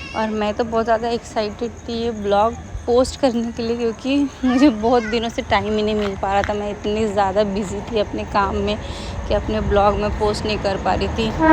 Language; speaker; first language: Hindi; native; Hindi